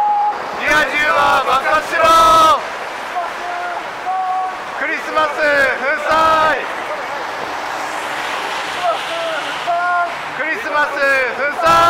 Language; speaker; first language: Japanese; native; Japanese